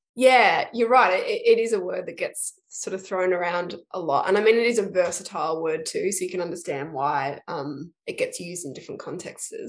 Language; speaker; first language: English; native; English